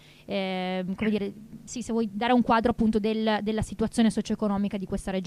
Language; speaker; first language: Italian; native; Italian